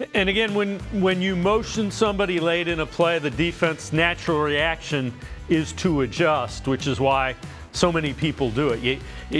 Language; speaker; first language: English; native; English